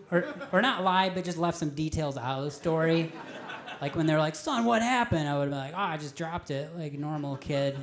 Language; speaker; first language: English; native; English